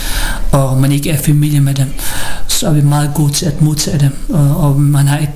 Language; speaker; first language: Danish; early bilingual, other home language; Filipino